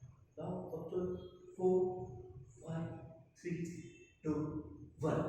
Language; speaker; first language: Vietnamese; non-native, learner; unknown